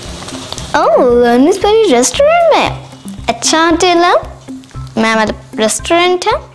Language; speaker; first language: Hindi; native; Hindi